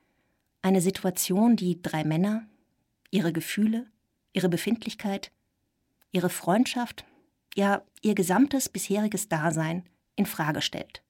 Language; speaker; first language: German; native; German